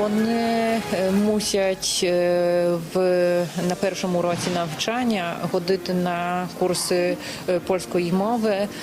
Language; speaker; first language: Ukrainian; non-native, fluent; Polish